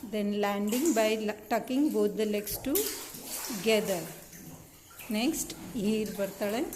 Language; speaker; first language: English; non-native, local second language; Kannada